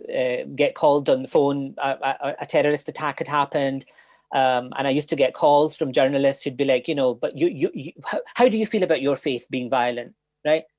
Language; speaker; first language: English; native; English